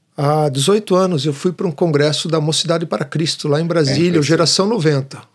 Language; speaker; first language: Portuguese; native; Portuguese